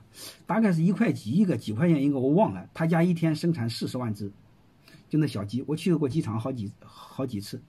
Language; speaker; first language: Chinese; native; Chinese